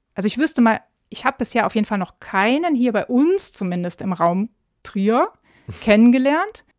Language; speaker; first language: German; native; German